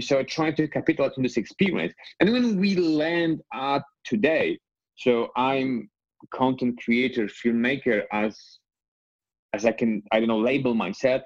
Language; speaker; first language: English; non-native, fluent; Polish